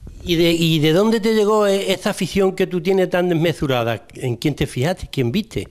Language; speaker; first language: Spanish; native; Spanish